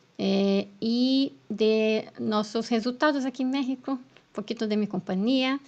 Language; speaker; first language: Spanish; non-native, fluent; Portuguese